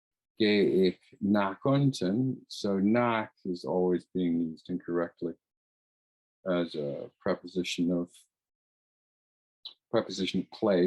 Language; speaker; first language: German; non-native, fluent; English